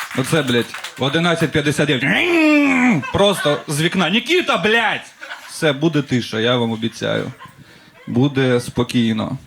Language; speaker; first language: Ukrainian; non-native, local second language; Russian